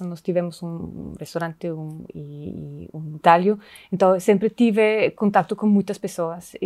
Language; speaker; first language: Portuguese; non-native, fluent; German